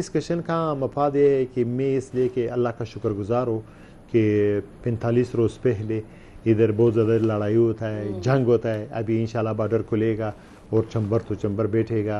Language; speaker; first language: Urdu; non-native, learner; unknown